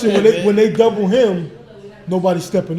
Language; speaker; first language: English; native; English